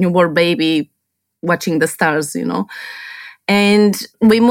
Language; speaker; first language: English; non-native, fluent; Romanian